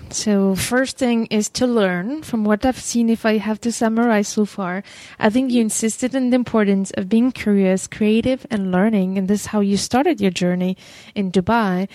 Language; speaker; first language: English; non-native, fluent; French